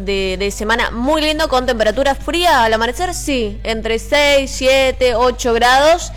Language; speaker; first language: Spanish; native; Spanish